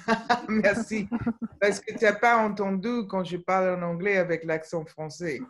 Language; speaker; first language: French; non-native, fluent; English